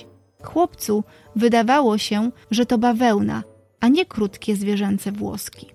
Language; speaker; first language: Polish; native; Polish